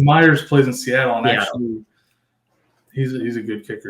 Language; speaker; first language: English; native; English